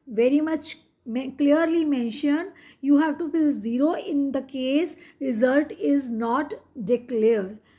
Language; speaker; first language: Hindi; non-native, local second language; Punjabi